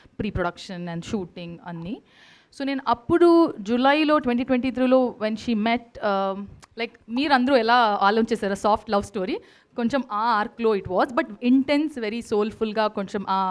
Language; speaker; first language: Telugu; non-native, learner; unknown